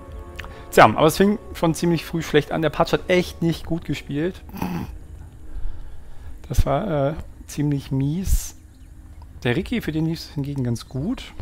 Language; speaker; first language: German; native; German